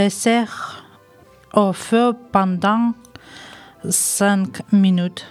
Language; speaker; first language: French; non-native, learner; Ukrainian